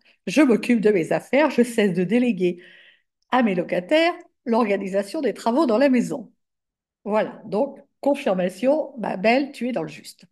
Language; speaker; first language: French; native; French